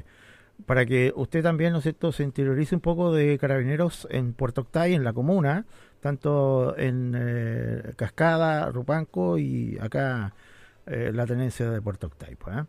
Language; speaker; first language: Spanish; native; Spanish